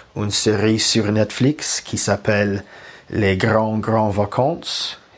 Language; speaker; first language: French; non-native, learner; Russian